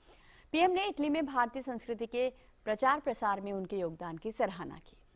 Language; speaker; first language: Hindi; native; Hindi